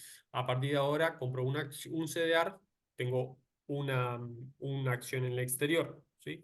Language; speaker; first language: Spanish; native; Spanish